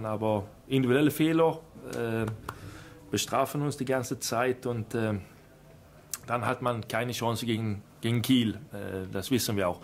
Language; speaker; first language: German; non-native, fluent; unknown